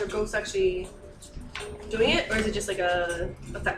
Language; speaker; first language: English; native; English